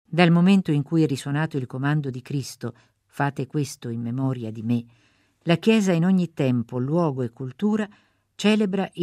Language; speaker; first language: Italian; native; Italian